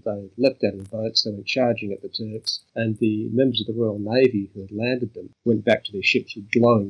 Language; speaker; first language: English; native; English